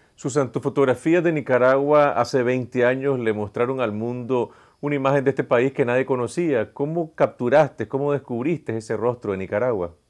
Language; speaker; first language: Spanish; native; Spanish